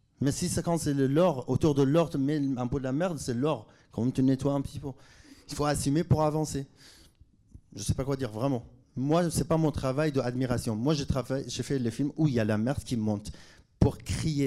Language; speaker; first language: French; non-native, fluent; Kurdish